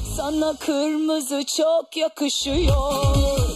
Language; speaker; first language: Turkish; non-native, fluent; Portuguese